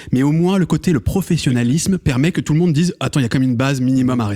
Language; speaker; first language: French; native; French